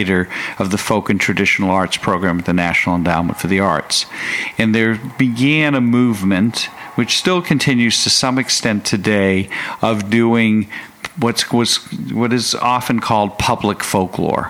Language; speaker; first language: English; native; English